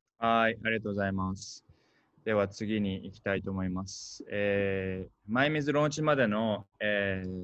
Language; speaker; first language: Japanese; early bilingual, heritage; Japanese